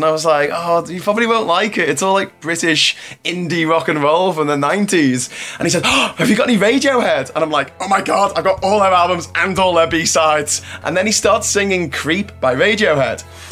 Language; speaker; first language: English; native; English